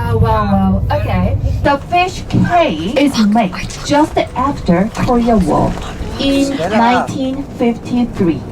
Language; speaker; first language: English; non-native, learner; Korean